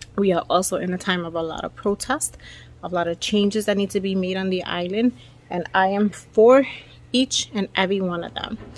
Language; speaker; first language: English; early bilingual, other home language; Spanish